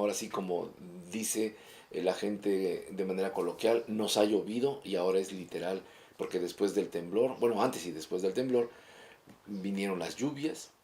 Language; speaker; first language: Spanish; native; Spanish